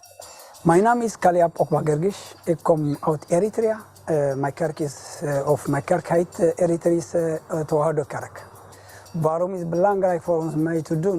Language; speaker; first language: Dutch; non-native, learner; Tigrinya